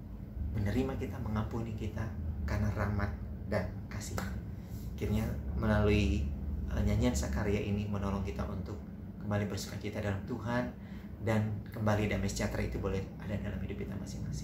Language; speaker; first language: Indonesian; native; Indonesian